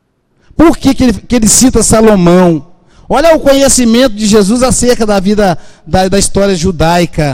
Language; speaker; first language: Portuguese; native; Portuguese